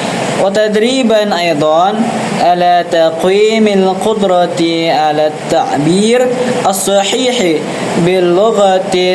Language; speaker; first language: Arabic; non-native, learner; Indonesian